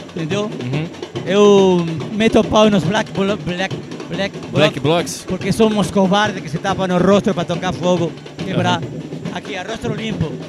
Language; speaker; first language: Portuguese; non-native, fluent; Arabic